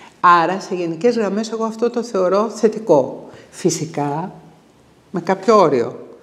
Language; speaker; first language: Greek; native; Greek